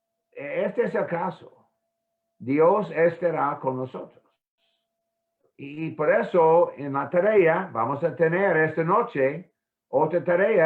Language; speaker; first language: Spanish; non-native, fluent; English